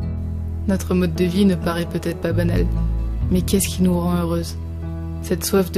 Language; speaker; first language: French; native; French